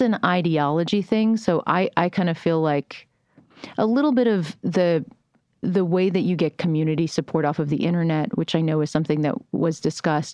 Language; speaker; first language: English; native; English